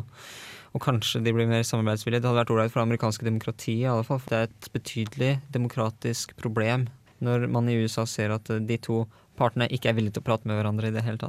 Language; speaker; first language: Norwegian; native; Norwegian